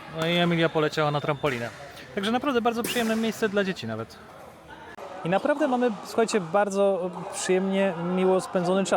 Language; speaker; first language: Polish; native; Polish